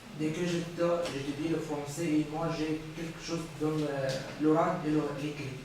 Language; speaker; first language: French; non-native, learner; Arabic